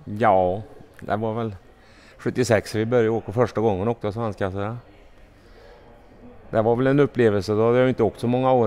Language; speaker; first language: Swedish; native; Swedish